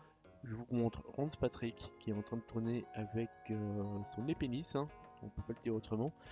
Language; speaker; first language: French; native; French